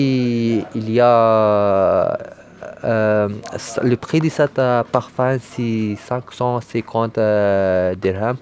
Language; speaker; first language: French; non-native, learner; Arabic